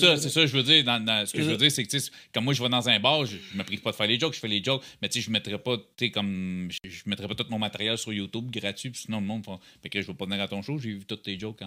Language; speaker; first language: French; native; French